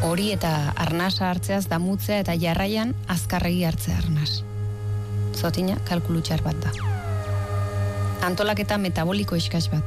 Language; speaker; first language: Basque; native; Basque